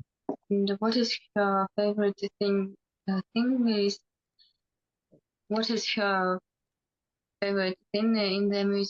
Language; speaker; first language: English; non-native, learner; Russian